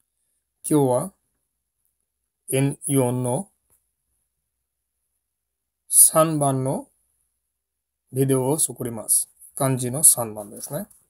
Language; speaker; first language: Japanese; non-native, learner; Bangla